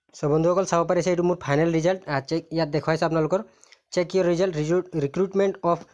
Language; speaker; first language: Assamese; non-native, local second language; Sadri